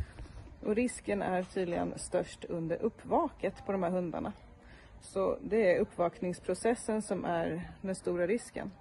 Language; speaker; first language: Swedish; native; Swedish